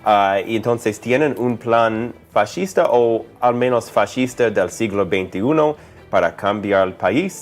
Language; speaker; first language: Spanish; non-native, fluent; English